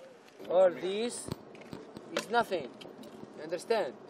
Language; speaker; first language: English; non-native, learner; Arabic